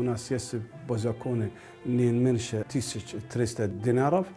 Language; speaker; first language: Ukrainian; non-native, learner; Arabic